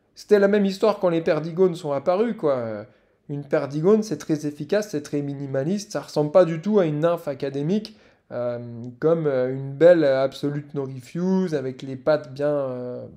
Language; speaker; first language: French; native; French